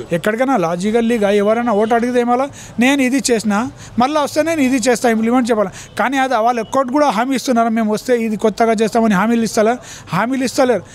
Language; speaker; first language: Telugu; non-native, local second language; Urdu